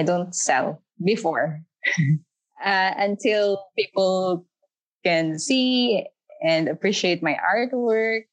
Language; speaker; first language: English; non-native, local second language; Filipino